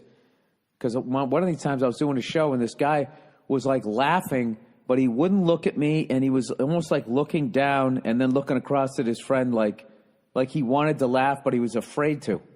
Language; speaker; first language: English; native; English